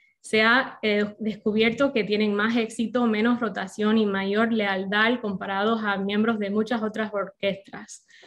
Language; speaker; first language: Spanish; non-native, fluent; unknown